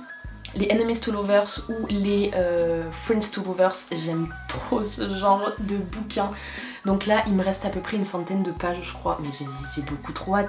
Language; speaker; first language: French; native; French